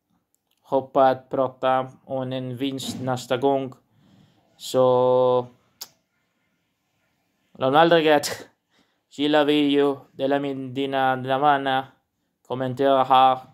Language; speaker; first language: Swedish; non-native, learner; Portuguese